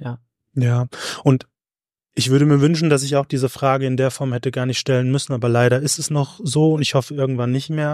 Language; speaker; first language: German; native; German